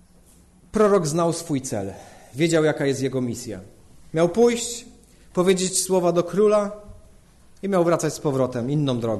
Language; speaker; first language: Polish; native; Polish